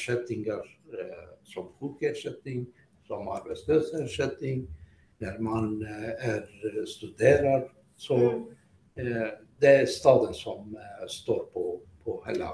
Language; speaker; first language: Swedish; non-native, fluent; Greek